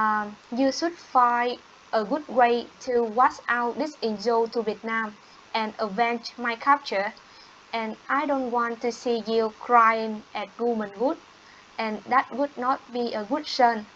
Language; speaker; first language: English; non-native, learner; Vietnamese